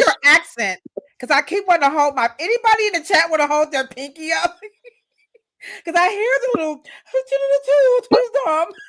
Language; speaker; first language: English; native; English